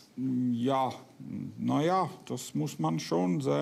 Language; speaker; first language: German; non-native, fluent; Czech